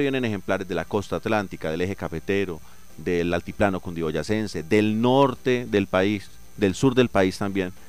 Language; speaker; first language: Spanish; native; Spanish